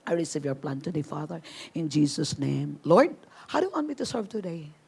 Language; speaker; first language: English; non-native, local second language; Filipino